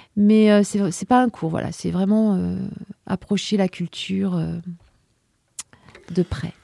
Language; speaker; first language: French; native; French